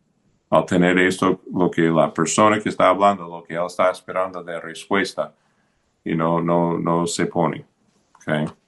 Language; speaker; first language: Spanish; non-native, fluent; English